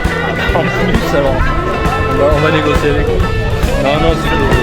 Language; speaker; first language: French; native; French